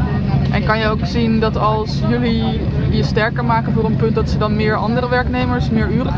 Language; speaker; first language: Dutch; native; Dutch